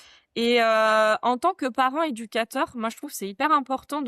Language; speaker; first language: French; native; French